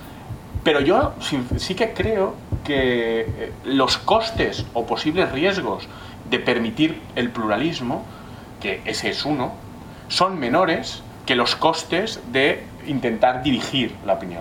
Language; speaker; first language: Spanish; native; Spanish